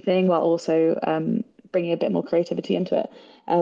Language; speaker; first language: English; native; English